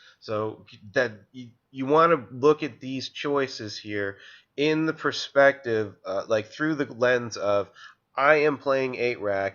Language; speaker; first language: English; native; English